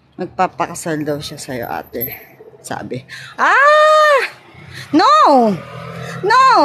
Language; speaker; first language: Filipino; non-native, local second language; Cebuano